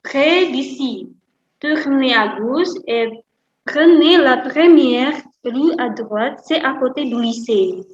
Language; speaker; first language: French; non-native, fluent; Indonesian